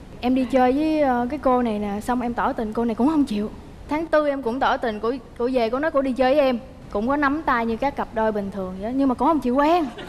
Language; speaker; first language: Vietnamese; native; Vietnamese